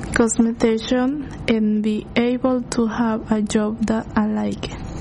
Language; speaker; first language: English; non-native, learner; Spanish